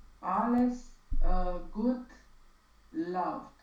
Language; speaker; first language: German; non-native, learner; Romanian